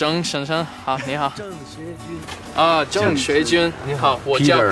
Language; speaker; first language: Chinese; non-native, local second language; English